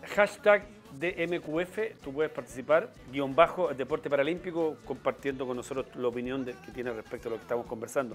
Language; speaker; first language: Spanish; native; Spanish